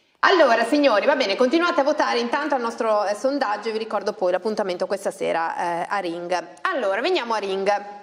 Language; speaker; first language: Italian; native; Italian